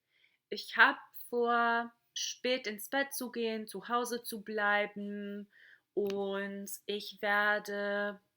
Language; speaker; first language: German; non-native, fluent; English